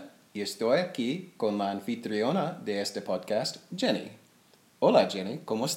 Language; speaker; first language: Spanish; non-native, learner; English